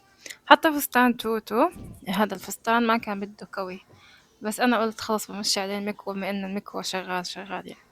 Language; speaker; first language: Arabic; native; Arabic